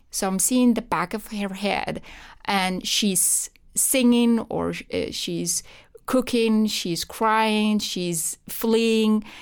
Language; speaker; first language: English; non-native, fluent; Persian